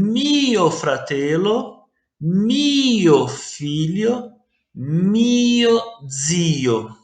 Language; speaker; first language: Italian; non-native, learner; Portuguese